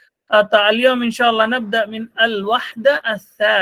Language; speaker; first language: Arabic; non-native, fluent; Bangla